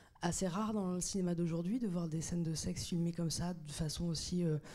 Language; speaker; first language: French; native; French